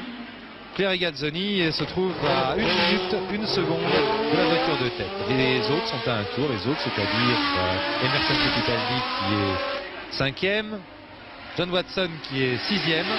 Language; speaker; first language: French; native; French